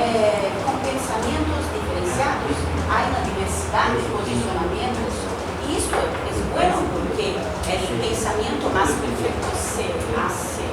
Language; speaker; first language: Spanish; non-native, fluent; Portuguese